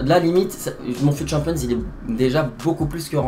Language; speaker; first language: French; native; French